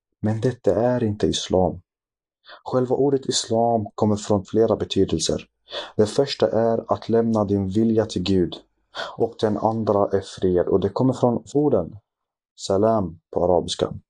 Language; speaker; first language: Swedish; early bilingual, other home language; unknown